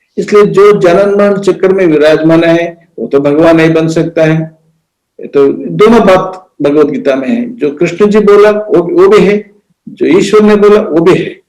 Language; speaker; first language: Hindi; non-native, local second language; Kannada